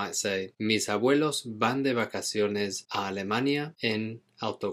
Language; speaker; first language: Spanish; non-native, fluent; English